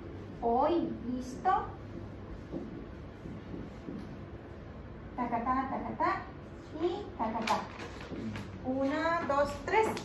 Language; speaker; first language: Spanish; non-native, fluent; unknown